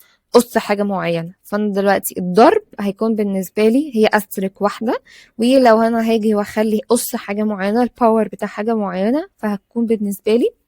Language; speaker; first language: Arabic; native; Arabic